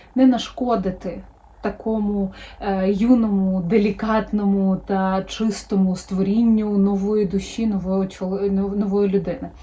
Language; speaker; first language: Ukrainian; non-native, local second language; Russian